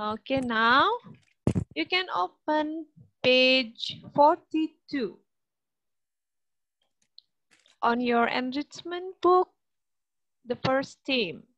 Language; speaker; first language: English; non-native, learner; Indonesian